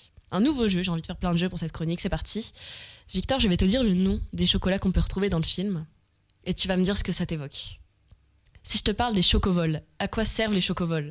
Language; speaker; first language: French; native; French